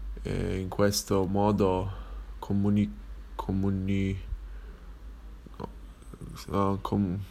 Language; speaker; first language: Italian; non-native, learner; English